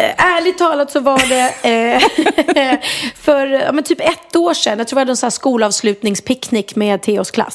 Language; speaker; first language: Swedish; native; Swedish